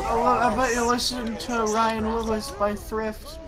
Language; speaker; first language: English; native; English